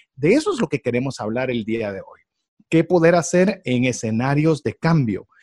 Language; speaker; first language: Spanish; native; Spanish